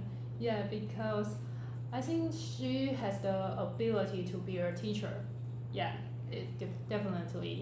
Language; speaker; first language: English; non-native, learner; Chinese